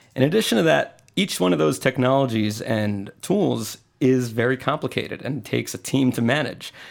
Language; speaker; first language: English; non-native, fluent; Spanish